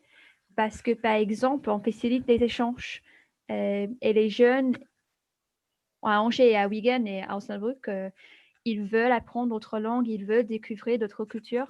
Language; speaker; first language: French; non-native, fluent; English